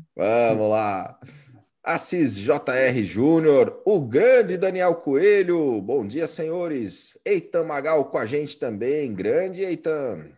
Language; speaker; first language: Portuguese; native; Portuguese